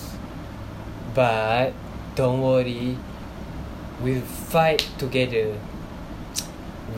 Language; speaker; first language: English; non-native, local second language; Malay